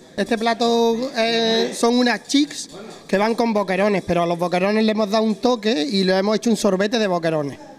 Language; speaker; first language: Spanish; native; Spanish